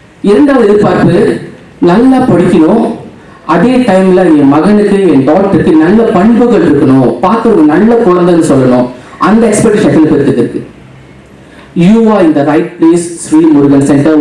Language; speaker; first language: Tamil; native; Tamil